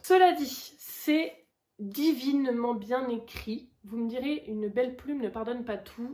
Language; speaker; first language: French; native; French